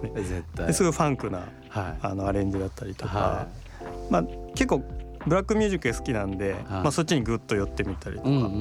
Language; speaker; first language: Japanese; native; Japanese